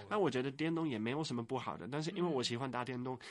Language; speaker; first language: Chinese; non-native, fluent; Dutch